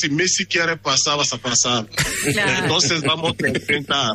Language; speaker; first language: Spanish; non-native, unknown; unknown